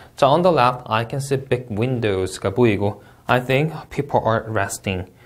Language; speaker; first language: English; non-native, fluent; Korean